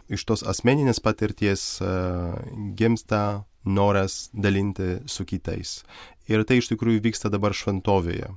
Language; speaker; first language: Lithuanian; non-native, local second language; Polish